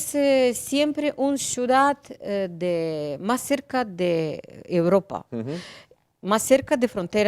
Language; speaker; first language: Spanish; non-native, learner; Ukrainian